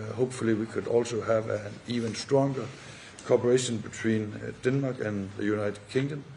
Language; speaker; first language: English; non-native, fluent; Danish